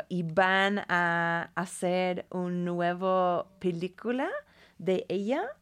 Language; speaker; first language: Spanish; non-native, fluent; English